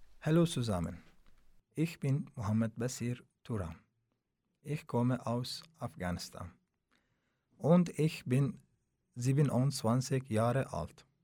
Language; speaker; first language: German; non-native, learner; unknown